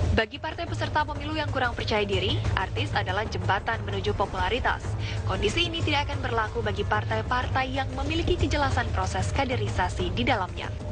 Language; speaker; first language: Indonesian; native; Indonesian